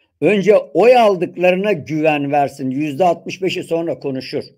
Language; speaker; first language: Turkish; native; Turkish